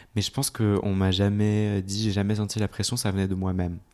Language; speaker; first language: French; native; French